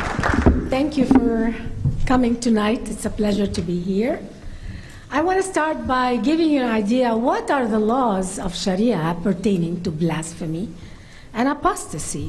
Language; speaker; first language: English; non-native, fluent; Arabic